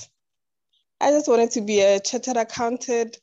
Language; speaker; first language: English; non-native, local second language; Tswana